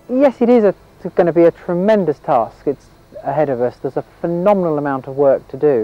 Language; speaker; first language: English; native; English